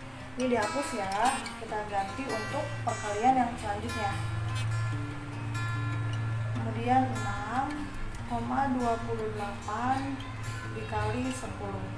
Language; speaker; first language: Indonesian; native; Indonesian